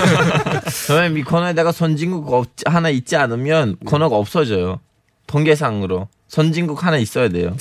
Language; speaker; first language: Korean; non-native, fluent; Turkish